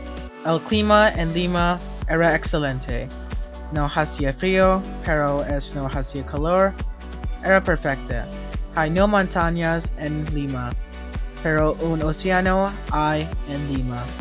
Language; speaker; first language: Spanish; non-native, learner; English